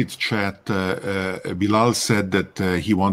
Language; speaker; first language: English; non-native, fluent; Hungarian